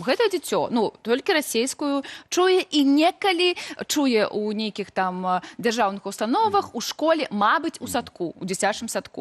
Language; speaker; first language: Belarusian; native; Belarusian